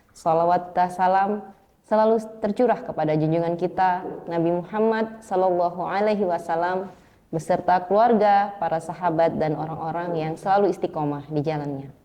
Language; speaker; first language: Indonesian; native; Indonesian